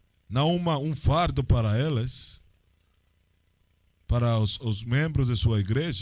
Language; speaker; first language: Portuguese; non-native, learner; Spanish